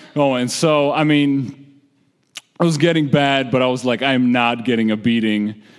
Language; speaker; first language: English; early bilingual, other home language; Georgian